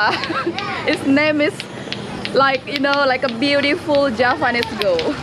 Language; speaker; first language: English; non-native, learner; Indonesian